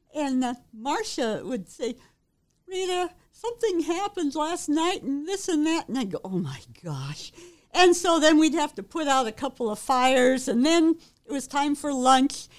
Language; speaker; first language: English; native; English